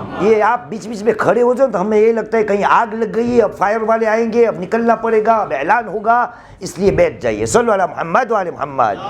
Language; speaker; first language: Urdu; non-native, local second language; Gujarati